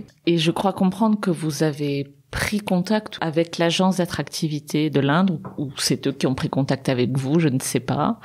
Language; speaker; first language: French; native; French